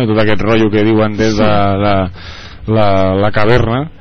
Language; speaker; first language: Catalan; native; Catalan